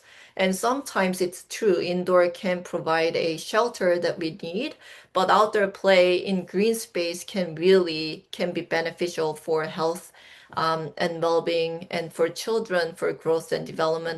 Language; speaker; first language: English; non-native, fluent; Korean